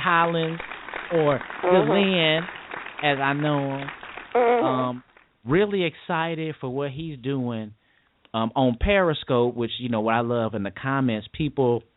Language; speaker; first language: English; native; English